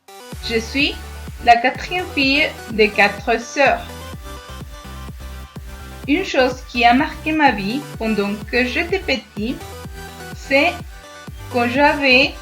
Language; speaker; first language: French; non-native, fluent; Spanish